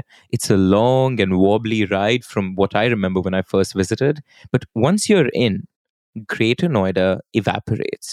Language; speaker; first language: English; non-native, local second language; Hindi